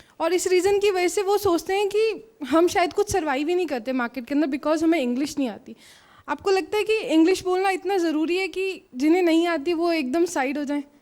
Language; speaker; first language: Hindi; native; Hindi